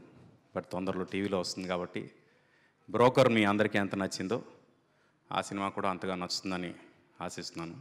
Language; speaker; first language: Telugu; native; Telugu